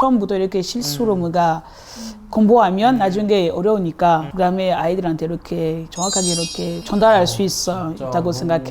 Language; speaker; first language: Korean; non-native, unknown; French